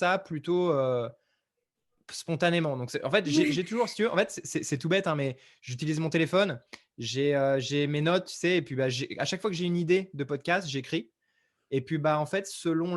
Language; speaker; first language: French; native; French